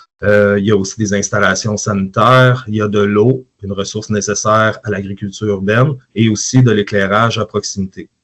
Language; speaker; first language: French; native; French